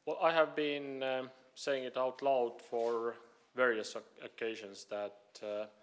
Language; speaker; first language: English; non-native, fluent; Estonian